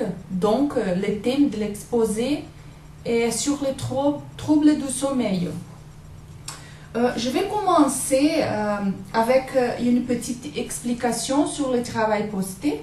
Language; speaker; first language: French; non-native, learner; Portuguese